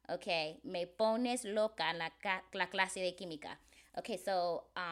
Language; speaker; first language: Spanish; non-native, fluent; English